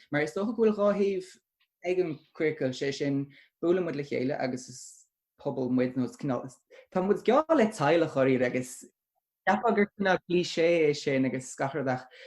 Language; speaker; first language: Irish; non-native, local second language; English